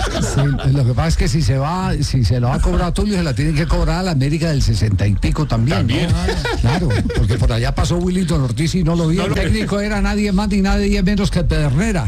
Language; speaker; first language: Spanish; native; Spanish